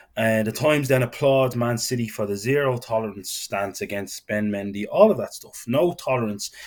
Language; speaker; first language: English; native; English